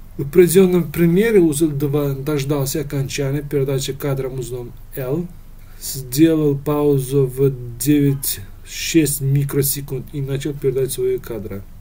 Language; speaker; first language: Russian; non-native, local second language; Uzbek